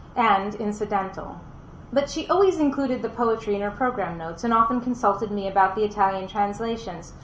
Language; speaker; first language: English; native; English